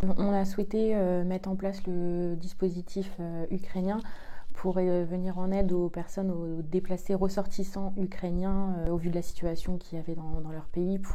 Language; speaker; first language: French; native; French